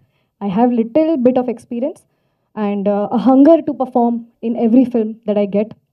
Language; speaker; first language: Telugu; non-native, fluent; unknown